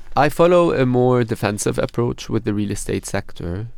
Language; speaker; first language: English; non-native, fluent; Arabic